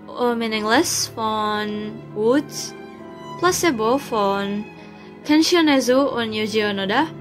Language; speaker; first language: German; non-native, learner; Indonesian